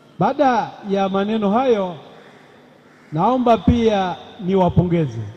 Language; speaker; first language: Swahili; native; Swahili